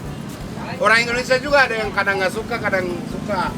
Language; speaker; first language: Indonesian; non-native, fluent; Japanese